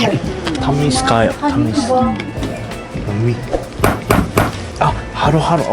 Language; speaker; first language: Cebuano; non-native, learner; Japanese